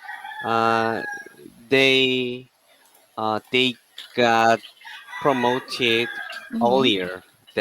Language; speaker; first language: English; non-native, learner; Korean